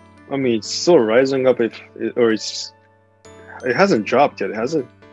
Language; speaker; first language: English; non-native, fluent; Japanese